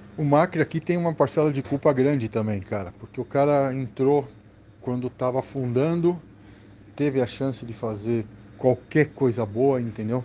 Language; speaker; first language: Portuguese; native; Portuguese